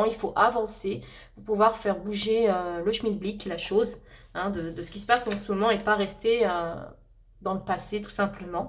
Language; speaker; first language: French; native; French